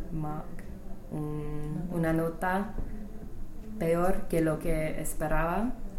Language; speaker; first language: Spanish; non-native, learner; English